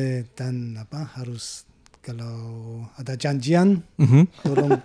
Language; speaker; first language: Indonesian; non-native, learner; German